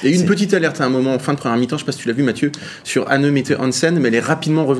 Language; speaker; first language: French; native; French